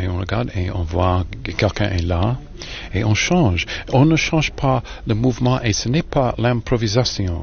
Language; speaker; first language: French; non-native, learner; English